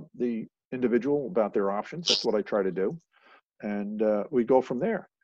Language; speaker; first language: English; native; English